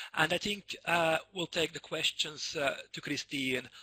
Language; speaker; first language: English; non-native, fluent; Finnish